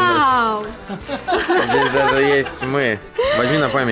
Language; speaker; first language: Russian; native; Russian